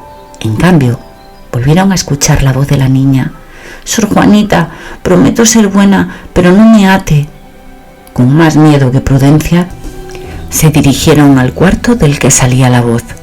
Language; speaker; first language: Spanish; native; Spanish